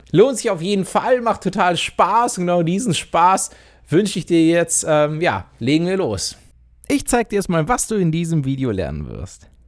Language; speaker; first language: German; native; German